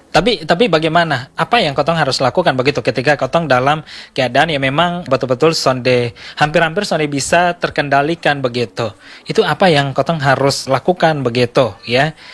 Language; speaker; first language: Indonesian; native; Indonesian